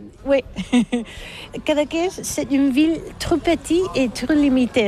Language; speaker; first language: French; non-native, learner; Catalan